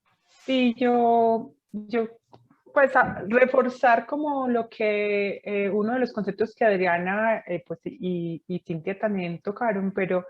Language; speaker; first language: Spanish; native; Spanish